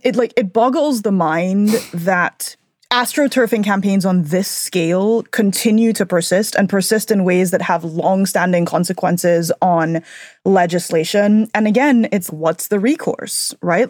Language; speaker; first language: English; native; English